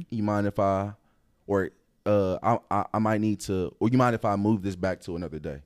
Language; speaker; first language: English; native; English